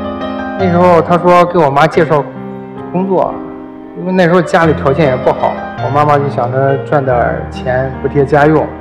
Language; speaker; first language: Chinese; native; Chinese